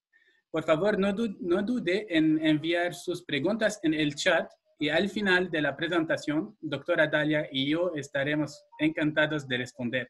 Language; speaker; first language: Spanish; non-native, fluent; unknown